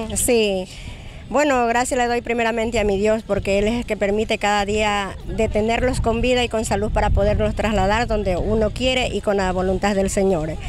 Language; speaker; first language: Spanish; native; Spanish